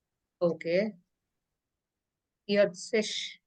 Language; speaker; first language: German; non-native, fluent; Hindi